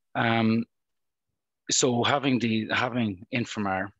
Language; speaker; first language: English; native; English